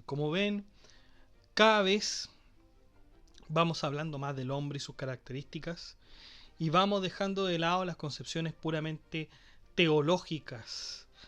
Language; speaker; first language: Spanish; native; Spanish